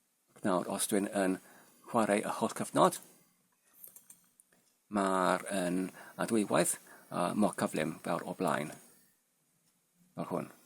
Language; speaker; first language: Welsh; non-native, learner; Polish